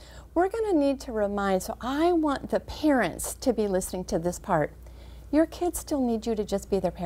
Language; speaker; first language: English; native; English